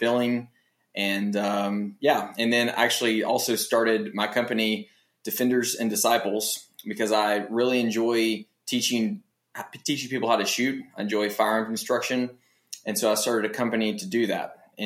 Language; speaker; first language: English; native; English